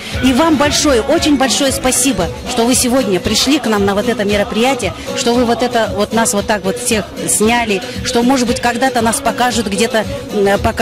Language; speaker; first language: Russian; native; Russian